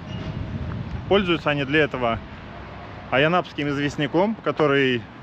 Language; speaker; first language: Russian; native; Russian